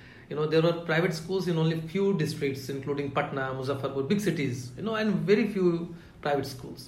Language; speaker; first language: English; non-native, local second language; Hindi